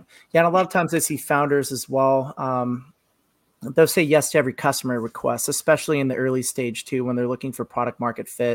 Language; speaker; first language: English; native; English